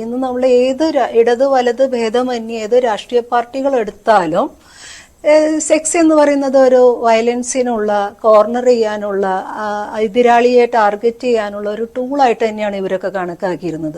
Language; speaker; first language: Malayalam; native; Malayalam